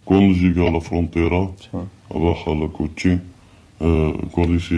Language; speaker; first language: Spanish; non-native, learner; Arabic